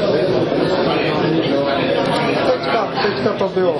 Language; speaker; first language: Czech; non-native, fluent; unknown